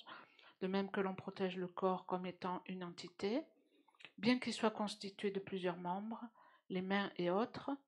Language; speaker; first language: French; native; French